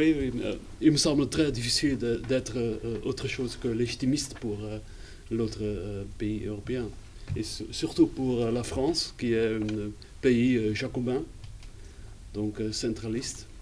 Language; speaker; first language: French; non-native, fluent; Dutch